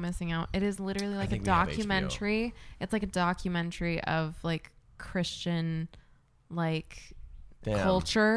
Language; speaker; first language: English; native; English